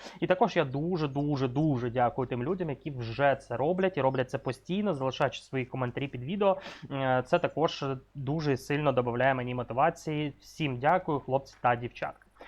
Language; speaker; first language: Ukrainian; non-native, local second language; Russian